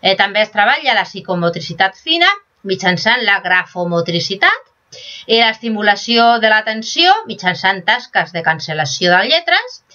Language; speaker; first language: Catalan; non-native, local second language; Spanish